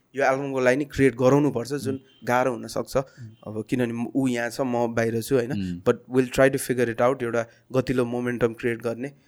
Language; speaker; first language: Nepali; native; Nepali